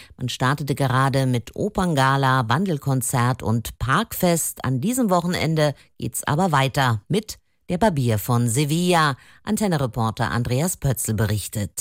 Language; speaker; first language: German; native; German